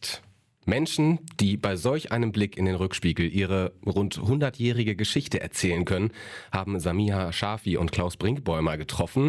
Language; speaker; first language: German; native; German